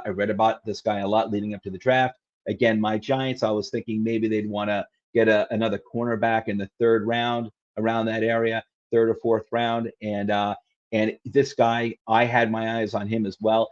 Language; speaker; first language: English; native; English